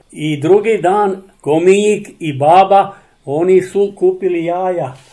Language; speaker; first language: Serbian; non-native, local second language; Czech